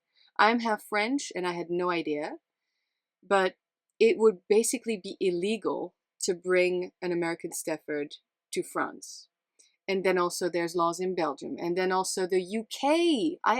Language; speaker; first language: English; non-native, fluent; Dutch